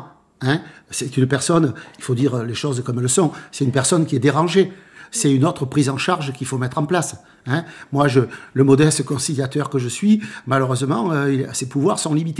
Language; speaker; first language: French; native; French